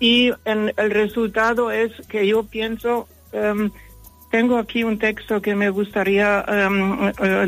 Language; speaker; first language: Spanish; non-native, fluent; German